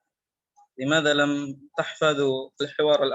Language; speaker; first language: Arabic; non-native, fluent; Indonesian